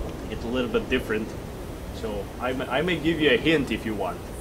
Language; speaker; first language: English; non-native, fluent; Ukrainian